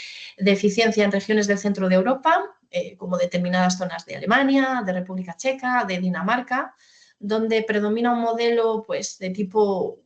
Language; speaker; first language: Spanish; native; Spanish